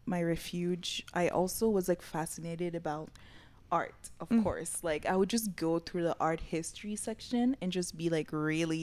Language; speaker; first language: English; non-native, fluent; Haitian Creole